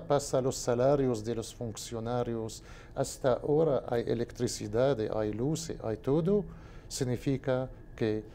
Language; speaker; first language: Portuguese; non-native, learner; Spanish